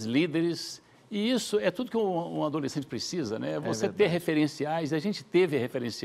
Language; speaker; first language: Portuguese; native; Portuguese